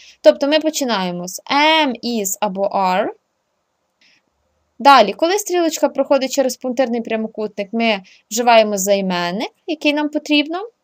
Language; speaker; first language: Ukrainian; native; Ukrainian